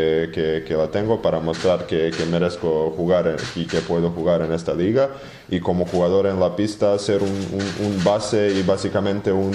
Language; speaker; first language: Spanish; non-native, fluent; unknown